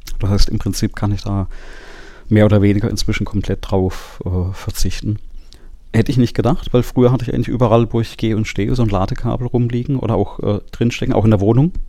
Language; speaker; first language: German; native; German